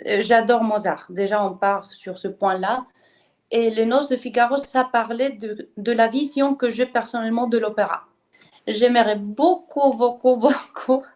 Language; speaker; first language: French; non-native, fluent; Spanish